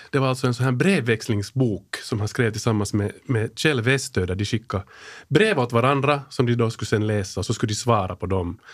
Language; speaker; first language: Swedish; native; Swedish